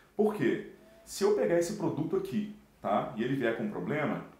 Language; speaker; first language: Portuguese; native; Portuguese